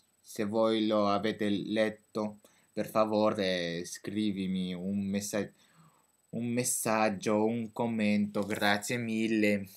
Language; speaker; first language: Italian; non-native, learner; French